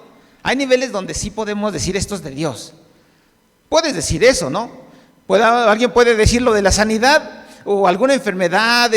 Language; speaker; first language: Spanish; native; Spanish